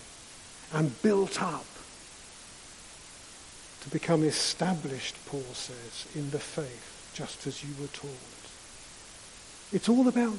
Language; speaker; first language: English; native; English